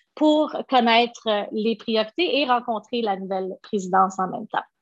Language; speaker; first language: French; native; French